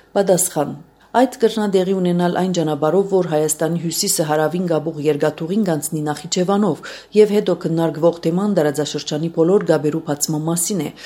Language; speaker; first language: Armenian; early bilingual, heritage; Armenian